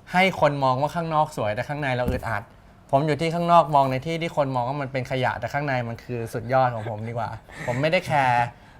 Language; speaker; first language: Thai; native; Thai